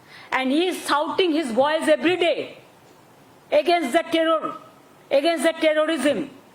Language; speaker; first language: English; non-native, local second language; Bangla